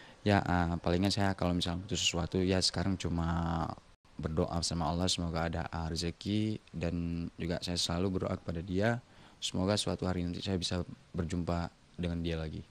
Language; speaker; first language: Indonesian; non-native, local second language; Achinese